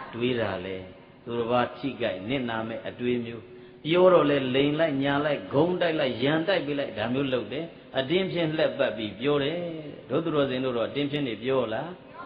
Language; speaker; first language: Burmese; native; Burmese